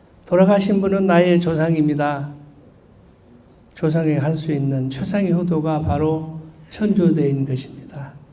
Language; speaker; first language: Korean; native; Korean